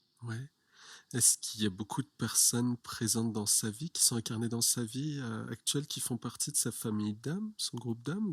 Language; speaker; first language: French; native; French